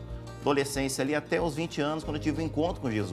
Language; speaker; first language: Portuguese; native; Portuguese